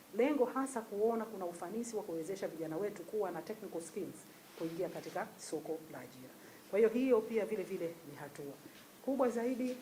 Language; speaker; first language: Swahili; native; Swahili